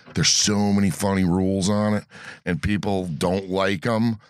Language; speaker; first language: English; native; English